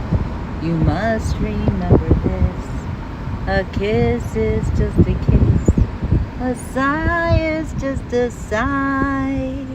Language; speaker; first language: English; native; English